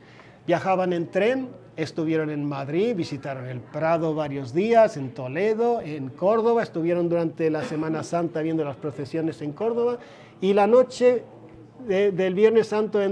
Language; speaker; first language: Spanish; non-native, fluent; Swedish